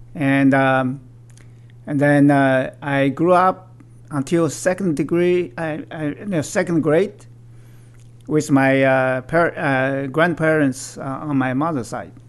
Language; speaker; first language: English; non-native, fluent; Chinese